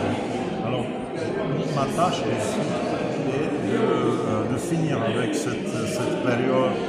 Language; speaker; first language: French; non-native, fluent; Czech